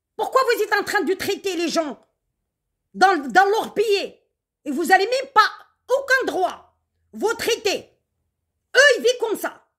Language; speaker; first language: French; non-native, local second language; Arabic